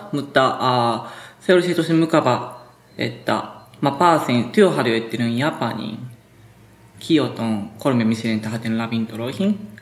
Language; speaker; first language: Finnish; non-native, learner; Japanese